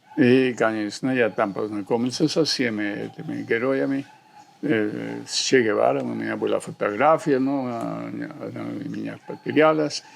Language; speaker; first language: Russian; non-native, fluent; Spanish